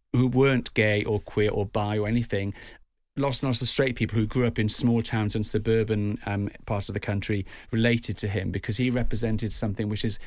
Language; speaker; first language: English; native; English